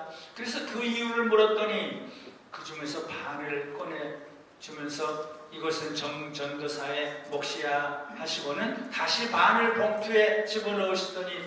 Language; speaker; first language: Korean; native; Korean